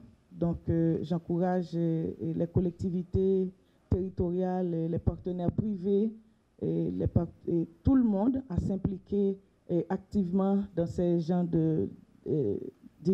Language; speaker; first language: French; non-native, local second language; Haitian Creole